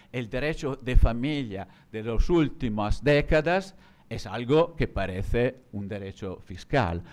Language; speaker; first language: Spanish; non-native, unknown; Italian